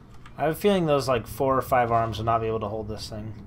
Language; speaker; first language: English; native; English